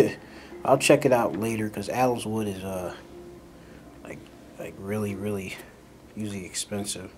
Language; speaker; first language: English; native; English